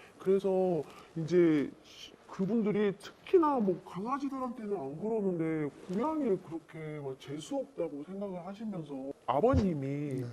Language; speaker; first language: Korean; native; Korean